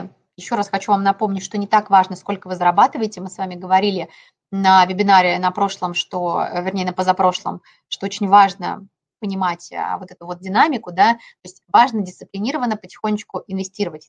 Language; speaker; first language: Russian; native; Russian